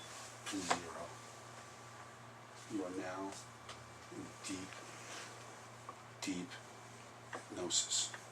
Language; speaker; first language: English; native; English